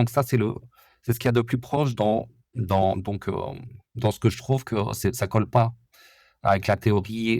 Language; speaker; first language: French; native; French